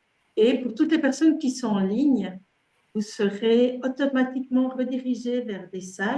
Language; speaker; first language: French; native; French